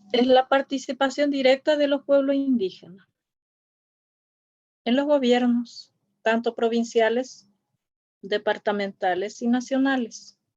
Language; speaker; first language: Spanish; non-native, local second language; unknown